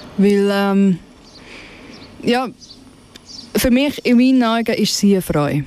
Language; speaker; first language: German; native; German